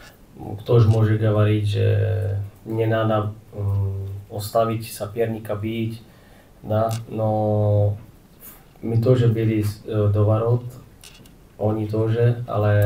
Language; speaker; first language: Russian; non-native, fluent; Czech